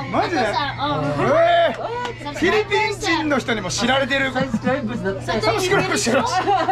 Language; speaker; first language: Japanese; native; Japanese